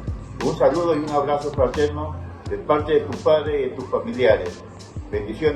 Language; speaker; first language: Spanish; native; Spanish